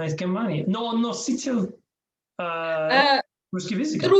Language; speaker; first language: Russian; non-native, learner; English